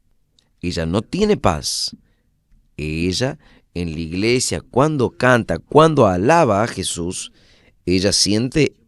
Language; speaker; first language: Spanish; non-native, fluent; Portuguese